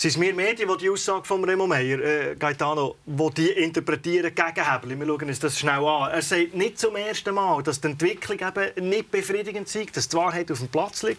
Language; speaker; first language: German; native; German